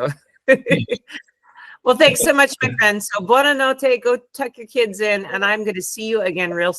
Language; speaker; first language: English; non-native, fluent; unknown